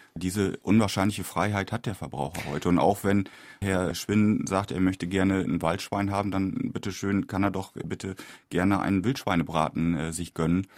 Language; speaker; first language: German; native; German